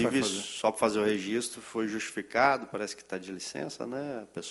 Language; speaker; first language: Portuguese; native; Portuguese